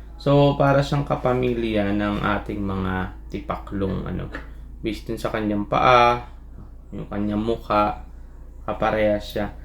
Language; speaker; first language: Filipino; native; Filipino